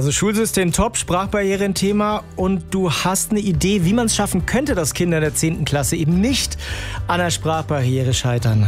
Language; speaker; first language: German; native; German